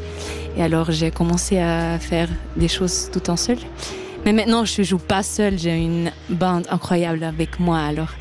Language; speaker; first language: French; non-native, learner; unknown